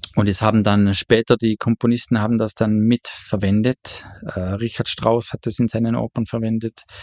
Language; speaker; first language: German; native; German